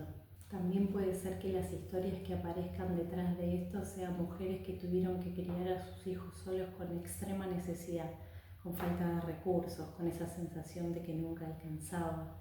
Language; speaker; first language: Spanish; native; Spanish